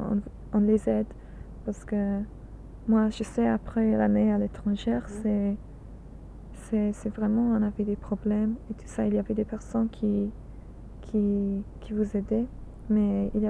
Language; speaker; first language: French; non-native, learner; English